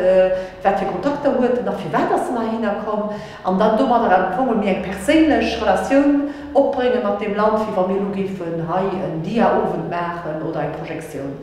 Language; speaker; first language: German; non-native, local second language; Luxembourgish